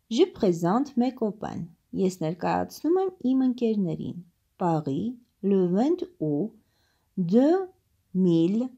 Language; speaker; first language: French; non-native, fluent; Armenian